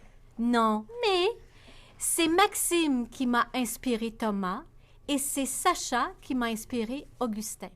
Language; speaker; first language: French; native; French